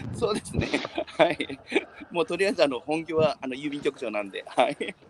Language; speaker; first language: Japanese; native; Japanese